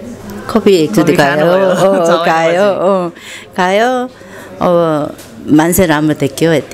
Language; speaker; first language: Nepali; non-native, learner; Korean